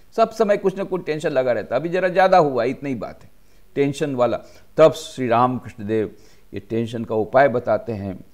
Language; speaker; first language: Hindi; non-native, local second language; Gujarati